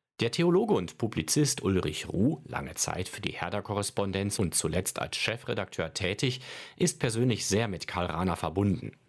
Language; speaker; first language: German; native; German